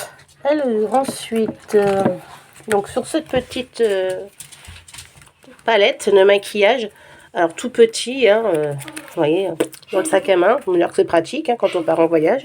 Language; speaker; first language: French; native; French